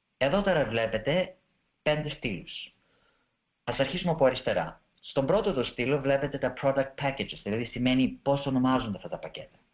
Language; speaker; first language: Greek; early bilingual, heritage; Greek